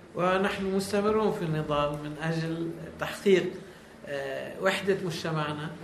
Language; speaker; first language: Arabic; native; Arabic